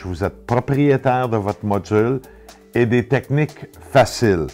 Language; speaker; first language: French; native; French